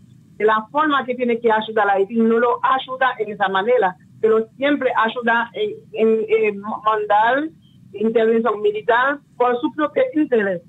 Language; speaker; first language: Spanish; non-native, local second language; Haitian Creole